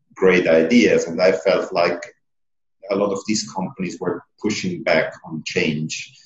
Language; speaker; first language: English; non-native, fluent; Italian